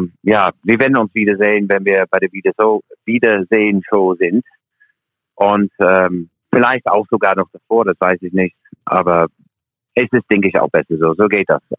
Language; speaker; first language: German; non-native, fluent; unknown